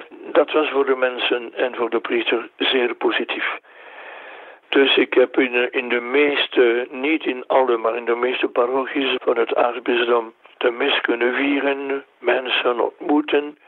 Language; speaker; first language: Dutch; non-native, local second language; French